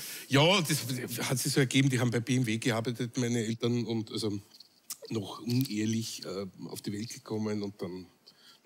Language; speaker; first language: German; native; German